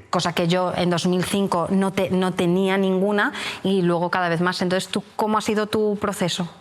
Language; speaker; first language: Spanish; native; Spanish